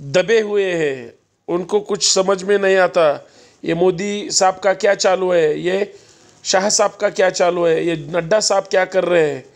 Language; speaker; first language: Hindi; non-native, local second language; Marathi